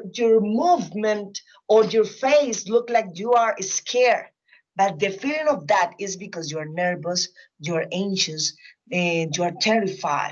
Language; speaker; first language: English; non-native, fluent; Spanish